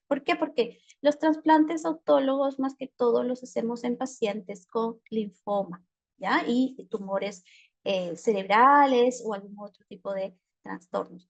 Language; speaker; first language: Spanish; native; Spanish